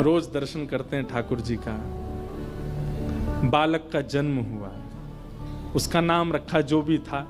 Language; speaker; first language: Hindi; native; Hindi